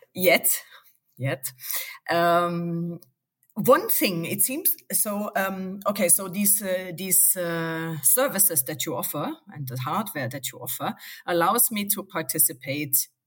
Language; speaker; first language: English; non-native, fluent; German